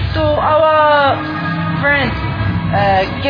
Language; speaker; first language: English; non-native, fluent; Japanese